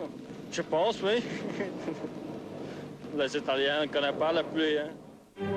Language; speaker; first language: French; non-native, local second language; Dutch